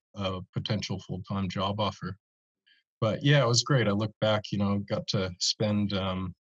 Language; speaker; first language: English; native; English